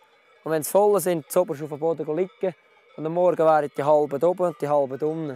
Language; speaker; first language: German; native; German